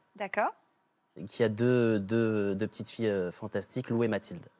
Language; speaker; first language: French; native; French